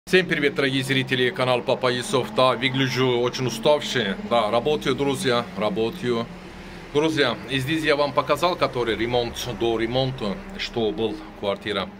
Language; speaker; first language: Russian; non-native, local second language; Turkish